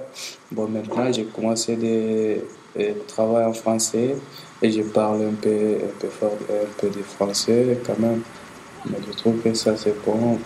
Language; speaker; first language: French; non-native, learner; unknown